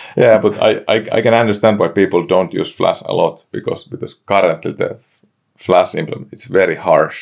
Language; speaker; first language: English; non-native, fluent; Finnish